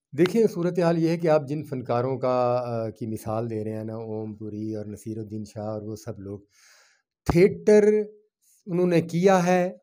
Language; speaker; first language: Urdu; non-native, local second language; Punjabi